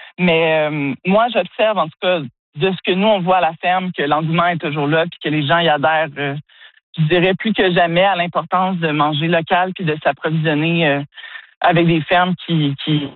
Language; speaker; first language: French; native; French